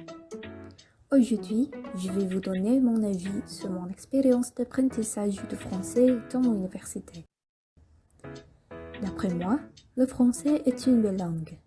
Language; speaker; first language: French; non-native, learner; Indonesian